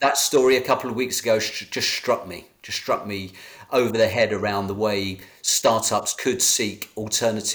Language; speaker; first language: English; native; English